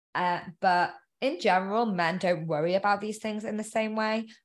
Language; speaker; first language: English; native; English